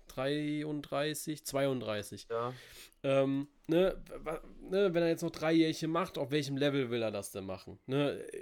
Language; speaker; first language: German; native; German